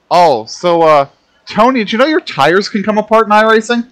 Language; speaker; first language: English; native; English